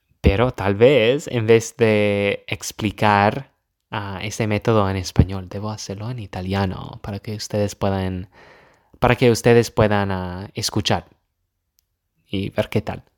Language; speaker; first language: Spanish; non-native, fluent; English